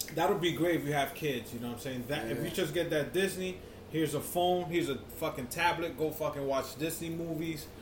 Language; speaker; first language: English; native; English